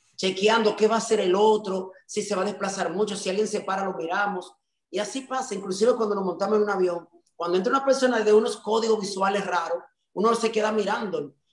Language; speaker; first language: Spanish; native; Spanish